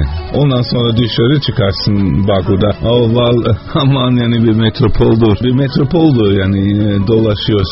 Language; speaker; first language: Turkish; non-native, fluent; Dutch